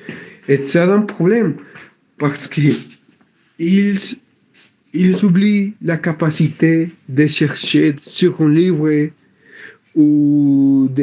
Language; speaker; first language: French; non-native, learner; Spanish